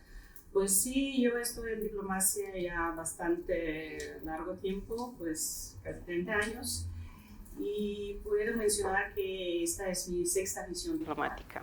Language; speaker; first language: Spanish; non-native, fluent; Ukrainian